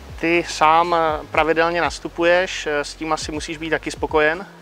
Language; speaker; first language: Czech; native; Czech